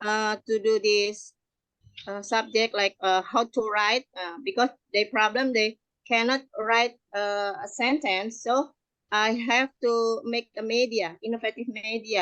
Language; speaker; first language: English; non-native, learner; Indonesian